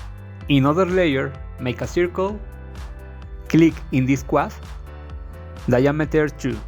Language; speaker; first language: English; non-native, fluent; Spanish